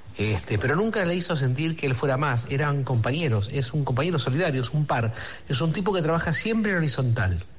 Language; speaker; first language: Spanish; native; Spanish